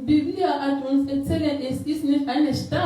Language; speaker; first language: German; non-native, learner; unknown